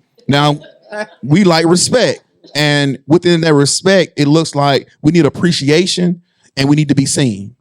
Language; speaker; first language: English; native; English